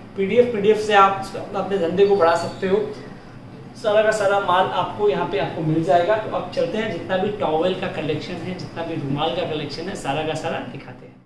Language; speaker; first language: Hindi; native; Hindi